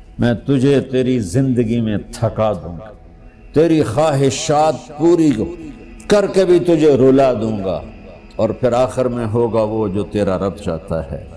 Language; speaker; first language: Urdu; non-native, local second language; Punjabi